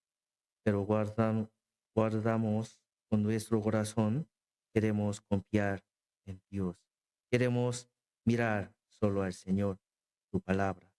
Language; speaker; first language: Spanish; non-native, learner; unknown